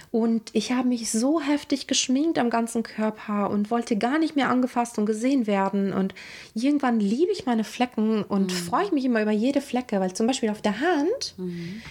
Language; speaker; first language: German; non-native, fluent; Italian